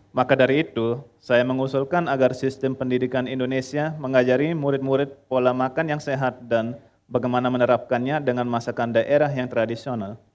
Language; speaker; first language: Indonesian; early bilingual, heritage; Indonesian